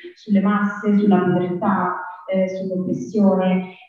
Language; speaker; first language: Italian; native; Italian